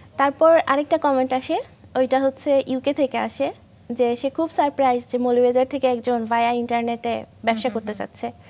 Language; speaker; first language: Bangla; native; Bangla